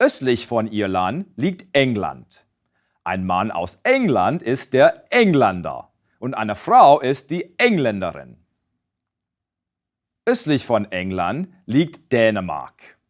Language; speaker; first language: German; non-native, fluent; English